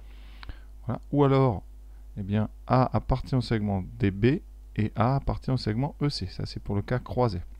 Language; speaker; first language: French; native; French